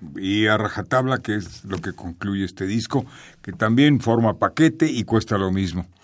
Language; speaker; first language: Spanish; native; Spanish